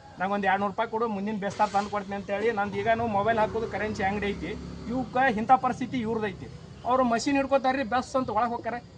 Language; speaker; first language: Kannada; native; Kannada